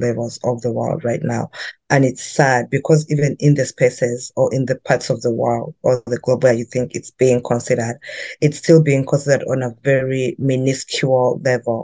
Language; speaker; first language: English; non-native, local second language; Ganda